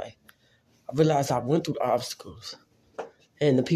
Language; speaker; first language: English; native; English